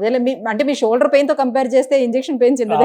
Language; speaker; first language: Telugu; native; Telugu